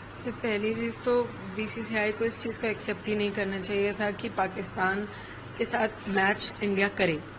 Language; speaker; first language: Hindi; native; Hindi